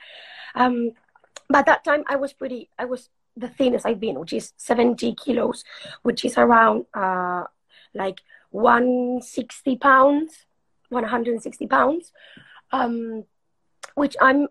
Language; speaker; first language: English; non-native, fluent; Spanish